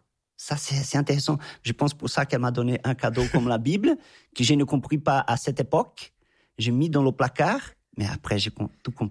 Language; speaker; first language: French; non-native, fluent; Portuguese